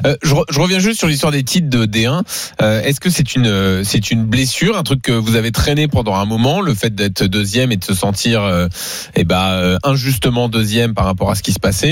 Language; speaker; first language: French; native; French